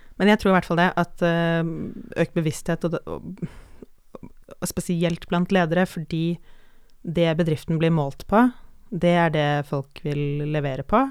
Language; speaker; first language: Norwegian; native; Norwegian